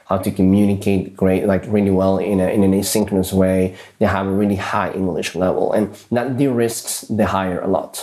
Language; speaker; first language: English; early bilingual, other home language; Spanish